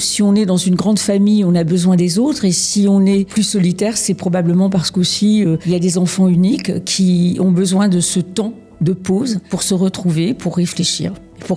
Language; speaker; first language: French; native; French